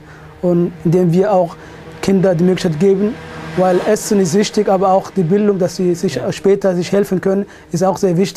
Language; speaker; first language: German; early bilingual, other home language; Somali